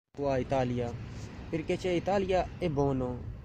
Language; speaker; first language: Italian; non-native, learner; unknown